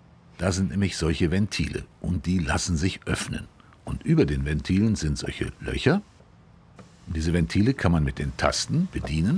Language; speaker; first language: German; native; German